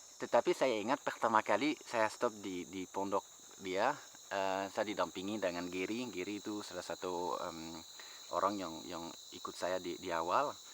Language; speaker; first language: Indonesian; non-native, fluent; French